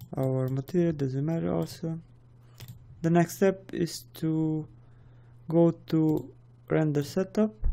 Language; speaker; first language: English; non-native, fluent; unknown